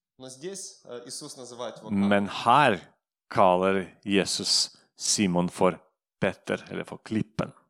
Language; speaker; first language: Norwegian; non-native, fluent; Russian